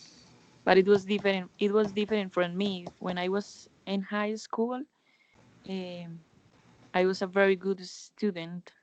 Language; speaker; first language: English; non-native, learner; Spanish